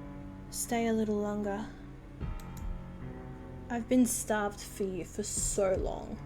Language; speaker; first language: English; native; English